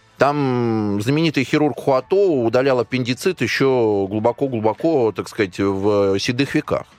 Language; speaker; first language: Russian; native; Russian